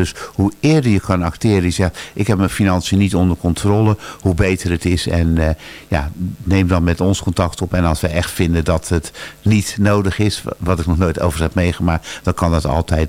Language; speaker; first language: Dutch; native; Dutch